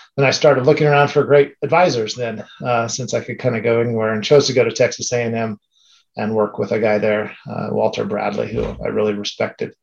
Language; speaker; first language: English; native; English